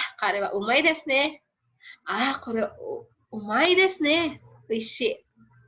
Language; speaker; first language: Japanese; non-native, fluent; Filipino